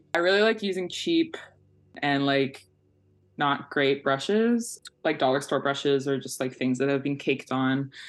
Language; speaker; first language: English; native; English